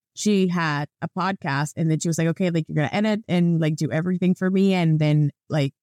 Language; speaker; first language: English; non-native, fluent; Spanish